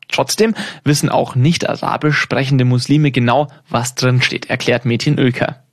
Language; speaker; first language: German; native; German